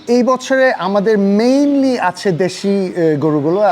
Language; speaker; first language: Bangla; early bilingual, heritage; Bangla